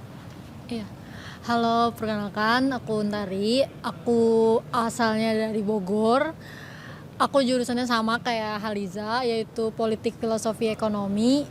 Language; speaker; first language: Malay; non-native, local second language; Sundanese